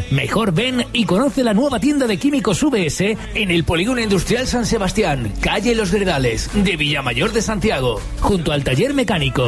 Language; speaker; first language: Spanish; native; Spanish